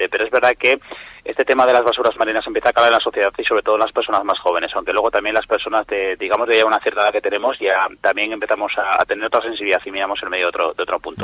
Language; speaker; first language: Spanish; native; Spanish